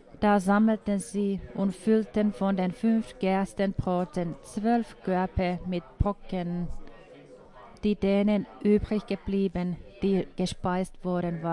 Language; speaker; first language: German; non-native, fluent; Finnish